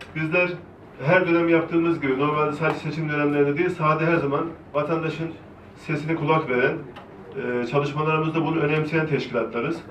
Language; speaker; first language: Turkish; native; Turkish